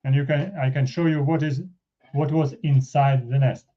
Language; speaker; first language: English; non-native, fluent; Russian